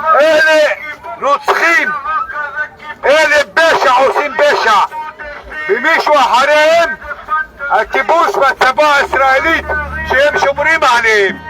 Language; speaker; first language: Hebrew; non-native, local second language; Arabic